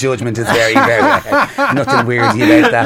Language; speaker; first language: English; native; English